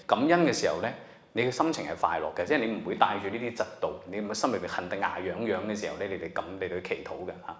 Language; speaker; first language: Cantonese; native; Cantonese